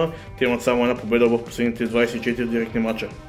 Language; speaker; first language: Bulgarian; native; Bulgarian